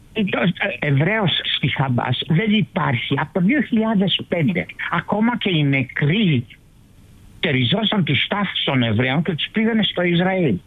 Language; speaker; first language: Greek; early bilingual, heritage; Greek